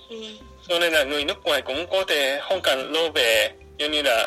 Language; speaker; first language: Vietnamese; non-native, fluent; Japanese